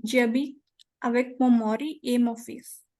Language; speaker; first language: French; non-native, learner; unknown